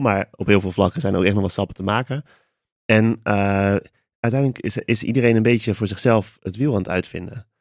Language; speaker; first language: Dutch; native; Dutch